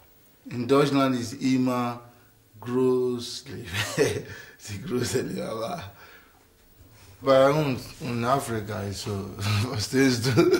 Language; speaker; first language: German; non-native, learner; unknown